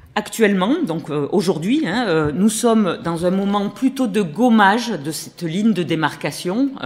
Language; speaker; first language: French; native; French